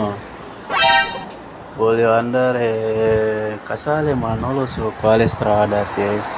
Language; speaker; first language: Italian; non-native, learner; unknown